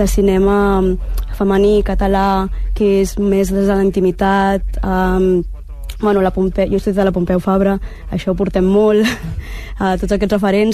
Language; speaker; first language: Catalan; early bilingual, other home language; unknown